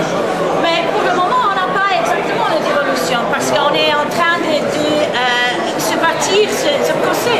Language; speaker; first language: French; non-native, fluent; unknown